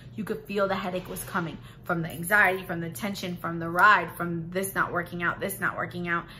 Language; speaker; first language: English; native; English